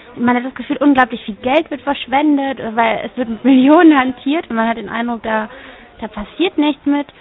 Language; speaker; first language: German; native; German